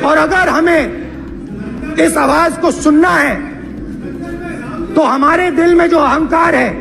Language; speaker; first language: Hindi; native; Hindi